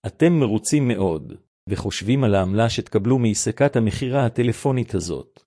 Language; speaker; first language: Hebrew; native; Hebrew